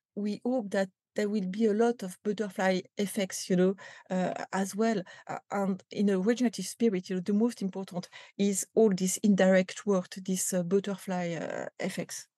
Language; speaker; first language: English; non-native, fluent; French